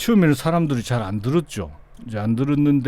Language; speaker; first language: Korean; native; Korean